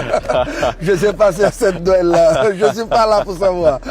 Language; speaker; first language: French; non-native, fluent; Portuguese